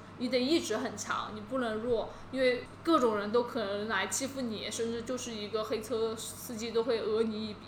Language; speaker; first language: Chinese; native; Chinese